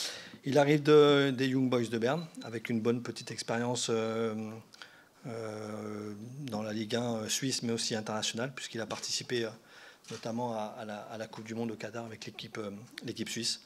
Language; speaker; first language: French; native; French